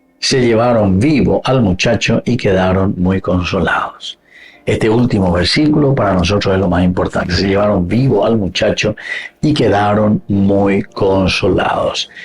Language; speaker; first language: Spanish; native; Spanish